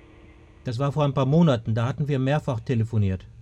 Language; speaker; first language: German; native; German